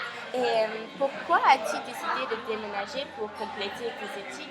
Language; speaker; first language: French; non-native, learner; English